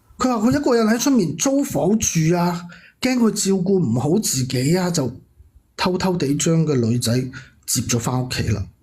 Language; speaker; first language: Cantonese; non-native, local second language; Min Nan Chinese